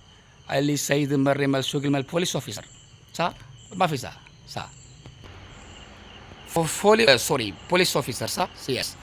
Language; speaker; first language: Arabic; non-native, learner; Malayalam